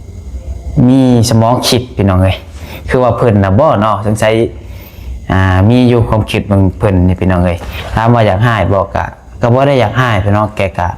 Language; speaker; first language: Thai; non-native, local second language; Lao